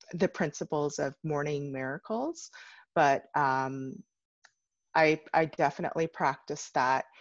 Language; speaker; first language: English; native; English